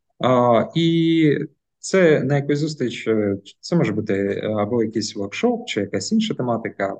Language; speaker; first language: Ukrainian; non-native, local second language; Russian